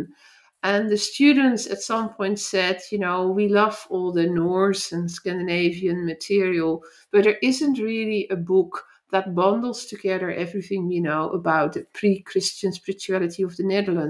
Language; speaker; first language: English; non-native, fluent; Dutch